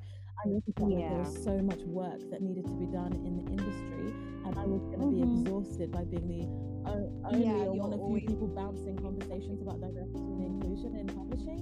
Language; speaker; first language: English; native; English